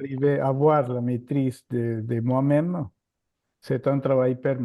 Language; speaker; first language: French; non-native, fluent; Spanish